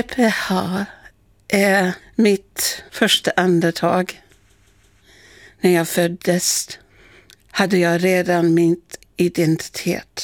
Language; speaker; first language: Swedish; non-native, fluent; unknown